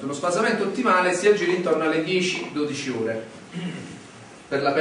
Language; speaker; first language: Italian; native; Italian